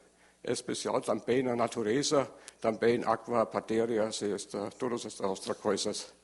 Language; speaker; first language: Portuguese; non-native, learner; German